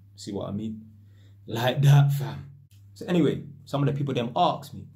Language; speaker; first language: English; native; English